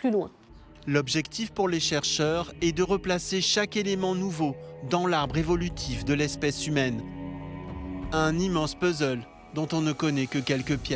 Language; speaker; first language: French; native; French